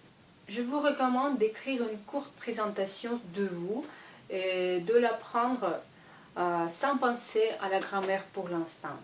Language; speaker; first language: French; non-native, fluent; Russian